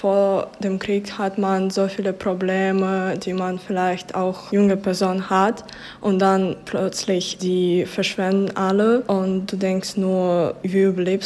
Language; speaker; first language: German; non-native, fluent; Ukrainian